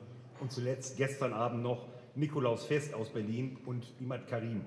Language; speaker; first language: German; native; German